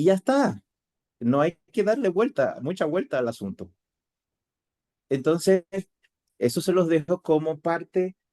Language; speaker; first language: Spanish; native; Spanish